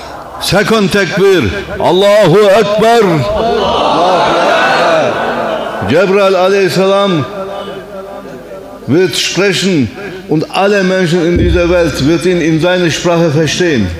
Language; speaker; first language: German; non-native, fluent; Turkish